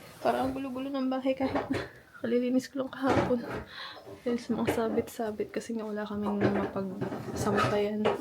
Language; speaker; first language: Filipino; native; Filipino